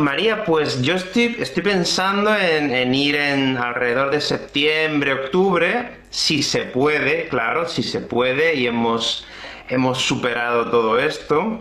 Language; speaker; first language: Spanish; native; Spanish